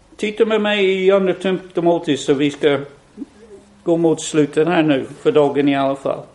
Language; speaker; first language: Swedish; non-native, fluent; English